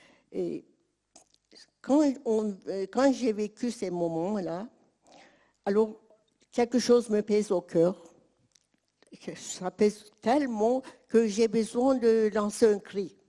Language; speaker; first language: French; non-native, fluent; Turkish